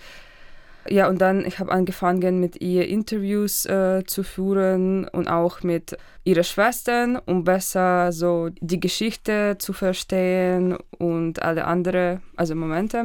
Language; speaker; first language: German; non-native, fluent; Russian